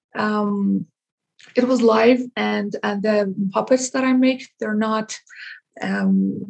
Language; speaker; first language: English; non-native, fluent; Persian